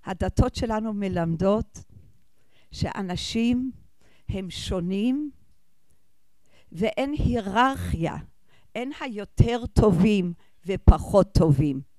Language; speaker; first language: Hebrew; non-native, fluent; English